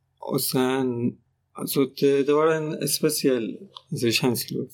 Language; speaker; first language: Swedish; non-native, learner; Persian